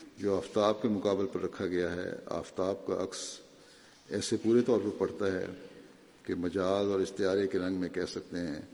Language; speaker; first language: Urdu; native; Urdu